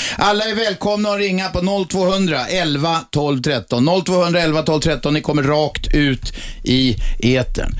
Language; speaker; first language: Swedish; native; Swedish